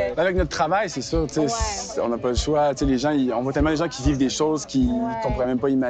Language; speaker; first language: French; native; French